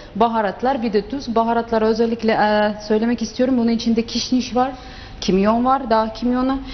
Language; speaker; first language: Turkish; non-native, fluent; Uzbek